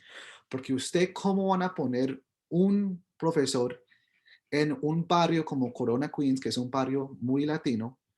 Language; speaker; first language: Spanish; early bilingual, heritage; Spanish